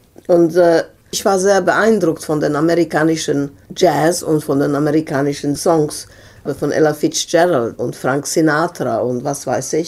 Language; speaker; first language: German; non-native, fluent; Serbian